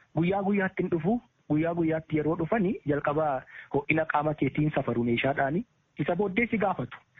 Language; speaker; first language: Oromo; native; Oromo